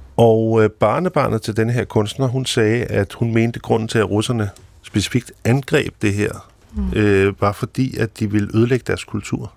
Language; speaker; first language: Danish; native; Danish